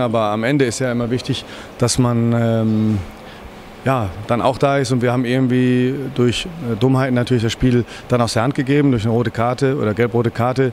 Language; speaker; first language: German; native; German